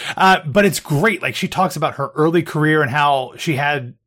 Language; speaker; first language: English; native; English